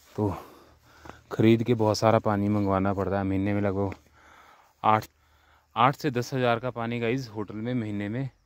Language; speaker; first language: Hindi; native; Hindi